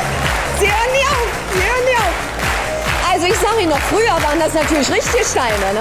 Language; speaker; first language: German; native; German